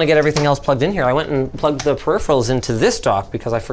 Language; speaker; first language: English; native; English